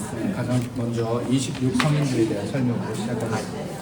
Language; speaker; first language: Korean; native; Korean